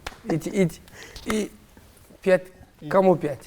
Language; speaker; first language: Russian; non-native, local second language; Kyrgyz